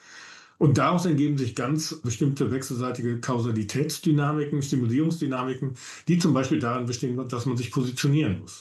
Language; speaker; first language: German; native; German